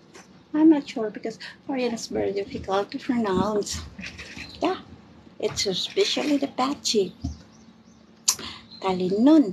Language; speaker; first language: English; non-native, local second language; Filipino